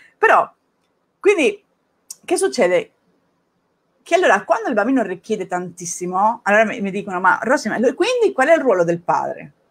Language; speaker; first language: Italian; non-native, fluent; Spanish